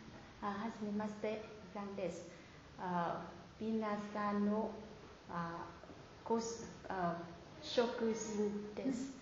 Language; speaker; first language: Japanese; non-native, learner; Vietnamese